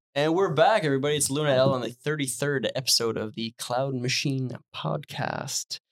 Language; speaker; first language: English; non-native, fluent; French